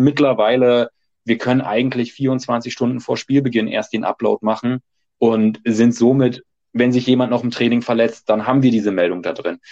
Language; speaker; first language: German; native; German